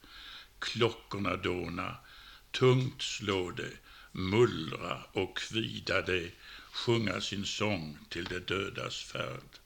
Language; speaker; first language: Swedish; native; Swedish